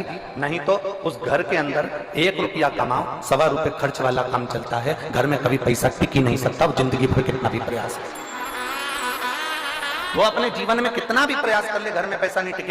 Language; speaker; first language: Hindi; native; Hindi